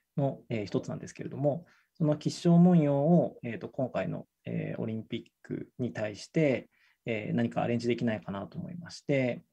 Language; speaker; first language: Japanese; native; Japanese